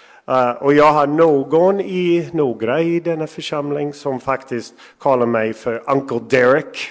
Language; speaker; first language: Swedish; non-native, fluent; English